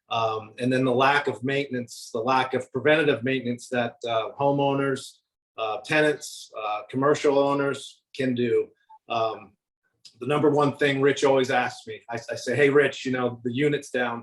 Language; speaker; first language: English; native; English